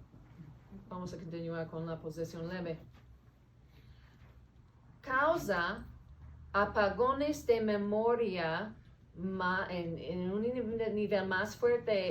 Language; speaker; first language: Spanish; non-native, learner; English